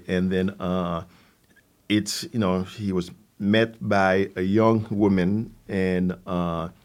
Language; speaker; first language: English; non-native, fluent; Haitian Creole